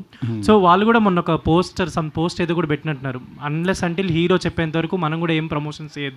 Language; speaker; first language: Telugu; native; Telugu